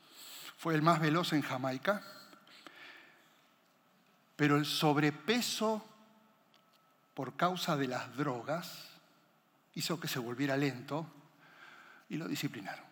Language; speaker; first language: Spanish; native; Spanish